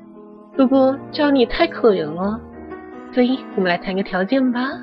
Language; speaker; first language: Chinese; native; Chinese